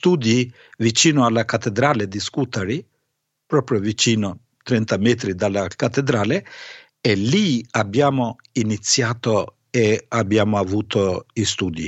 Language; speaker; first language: Italian; non-native, fluent; Albanian